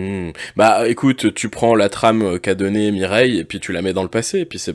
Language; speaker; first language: French; native; French